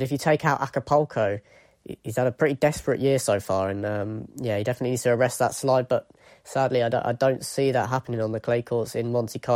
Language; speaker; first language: English; native; English